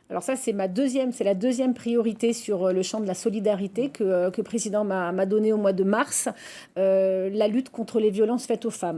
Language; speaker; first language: French; native; French